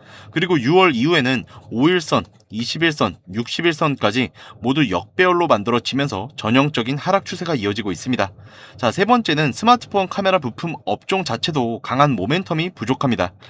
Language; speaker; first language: Korean; native; Korean